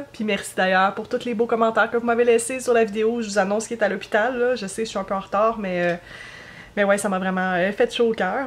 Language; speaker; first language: French; native; French